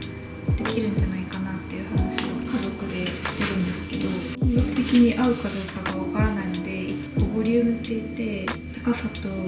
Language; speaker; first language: Japanese; native; Japanese